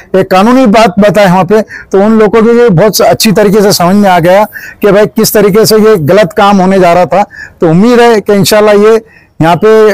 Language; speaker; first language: Hindi; non-native, local second language; Urdu